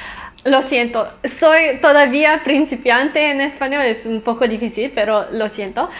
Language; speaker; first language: Spanish; non-native, learner; English